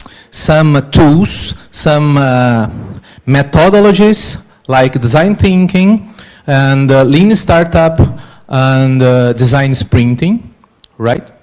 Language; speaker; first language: English; non-native, learner; Portuguese